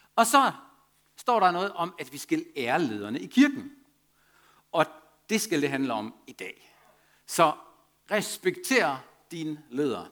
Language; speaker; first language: Danish; non-native, fluent; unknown